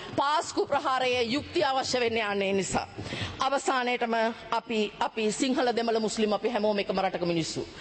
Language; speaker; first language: Sinhala; non-native, local second language; Tamil